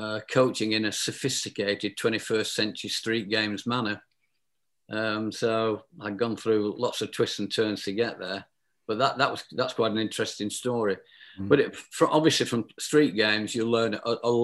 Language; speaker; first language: English; native; English